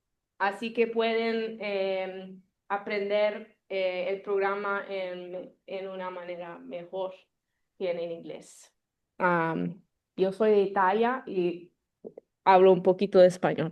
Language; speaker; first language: Spanish; non-native, learner; Italian